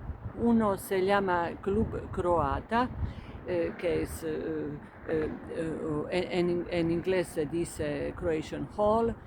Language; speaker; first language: Spanish; non-native, fluent; Croatian